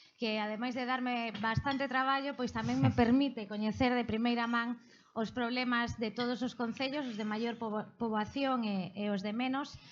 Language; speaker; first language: Galician; non-native, local second language; Spanish